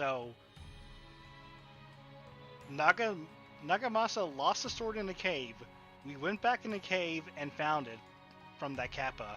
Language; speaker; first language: English; native; English